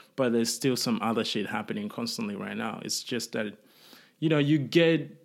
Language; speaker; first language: English; non-native, local second language; Kinyarwanda